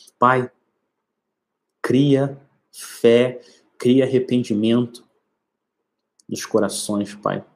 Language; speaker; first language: Portuguese; native; Portuguese